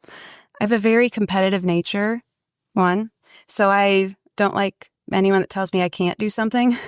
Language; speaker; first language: English; native; English